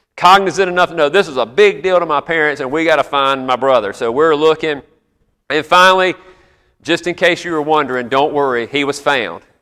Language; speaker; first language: English; native; English